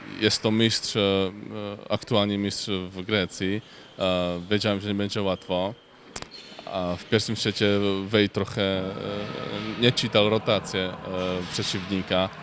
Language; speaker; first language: Polish; non-native, fluent; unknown